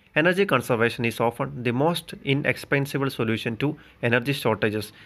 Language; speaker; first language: English; non-native, local second language; Malayalam